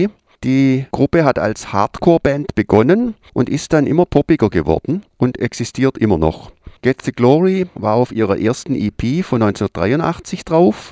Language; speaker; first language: German; native; German